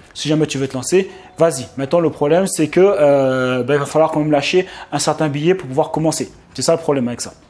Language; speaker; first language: French; native; French